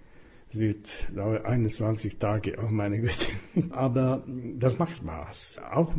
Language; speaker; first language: German; non-native, fluent; Slovak